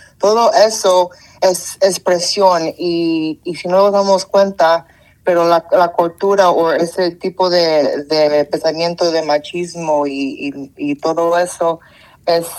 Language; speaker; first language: Spanish; early bilingual, heritage; Spanish